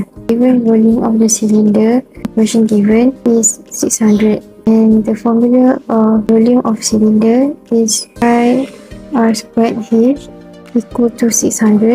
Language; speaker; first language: English; non-native, local second language; Malay